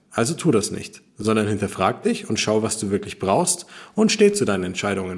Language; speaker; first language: German; native; German